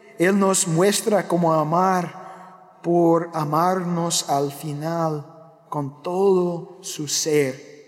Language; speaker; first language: Spanish; non-native, fluent; English